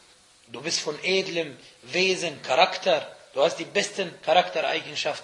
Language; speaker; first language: German; non-native, fluent; Arabic